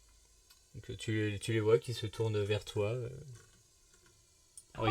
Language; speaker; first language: French; native; French